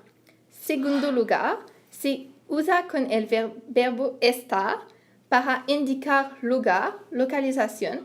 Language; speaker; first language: Spanish; non-native, learner; French